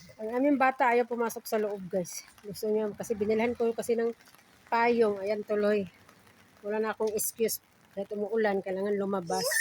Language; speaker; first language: Filipino; native; Filipino